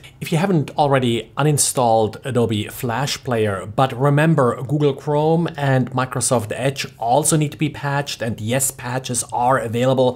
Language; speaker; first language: English; non-native, fluent; German